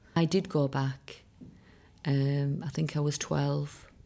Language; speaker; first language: English; early bilingual, other home language; Irish